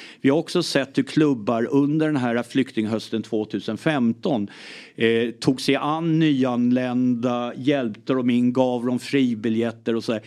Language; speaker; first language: Swedish; early bilingual, other home language; English